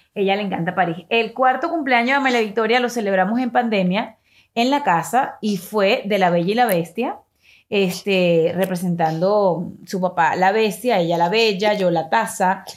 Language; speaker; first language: Spanish; native; Spanish